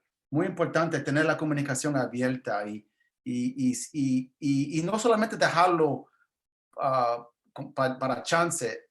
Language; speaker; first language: Spanish; early bilingual, heritage; English